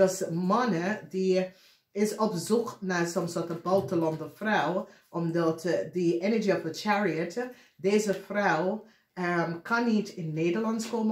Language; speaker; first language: Dutch; non-native, learner; English